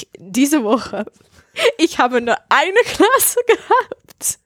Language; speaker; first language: German; non-native, learner; English